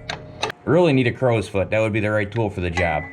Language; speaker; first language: English; native; English